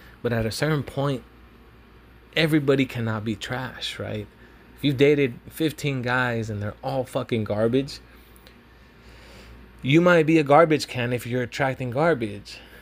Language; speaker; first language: English; early bilingual, other home language; Spanish